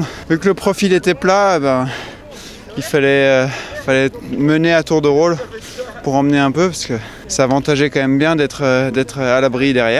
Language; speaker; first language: French; native; French